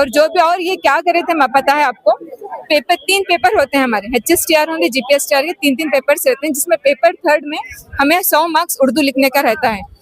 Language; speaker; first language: Urdu; native; Urdu